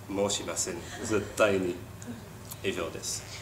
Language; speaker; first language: Japanese; non-native, learner; Dutch